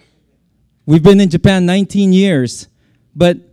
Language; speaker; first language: English; non-native, local second language; Filipino